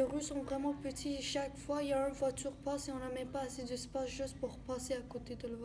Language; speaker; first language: French; early bilingual, other home language; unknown